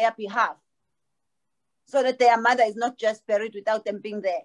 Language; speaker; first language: English; non-native, local second language; Zulu